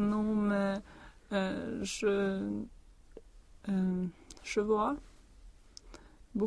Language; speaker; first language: French; non-native, learner; Swedish